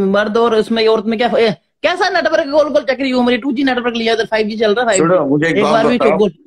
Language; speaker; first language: Hindi; native; Hindi